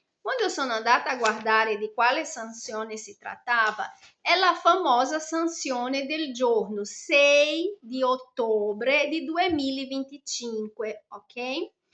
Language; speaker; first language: Italian; non-native, fluent; Portuguese